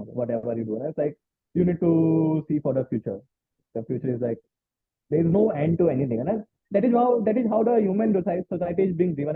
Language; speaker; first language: English; non-native, local second language; Hindi